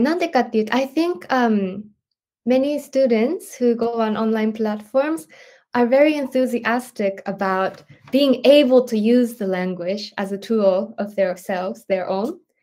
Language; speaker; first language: English; non-native, fluent; Japanese